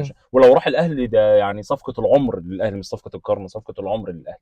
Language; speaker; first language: Arabic; native; Arabic